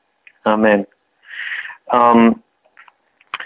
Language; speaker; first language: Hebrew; non-native, learner; English